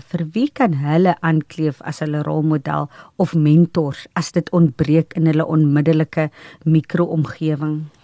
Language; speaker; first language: Afrikaans; native; Afrikaans